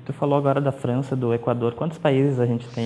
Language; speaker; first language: Portuguese; native; Portuguese